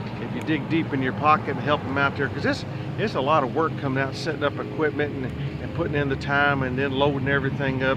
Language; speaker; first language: English; native; English